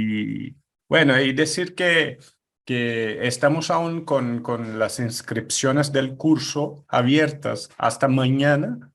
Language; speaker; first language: Spanish; non-native, fluent; Portuguese